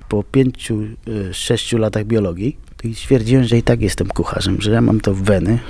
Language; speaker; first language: Polish; non-native, fluent; Spanish